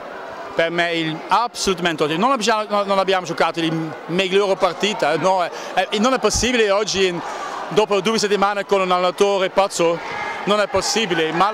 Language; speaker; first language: Italian; non-native, learner; Dutch